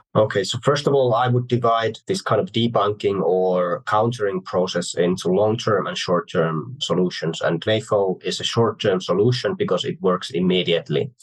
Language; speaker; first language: English; non-native, fluent; Finnish